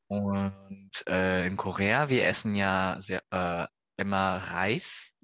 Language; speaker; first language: German; non-native, learner; Korean